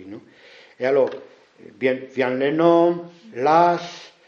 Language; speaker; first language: French; non-native, fluent; Spanish